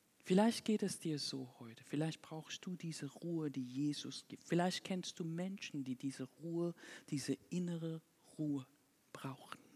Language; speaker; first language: German; non-native, fluent; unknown